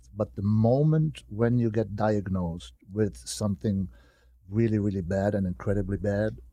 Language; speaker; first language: English; non-native, fluent; German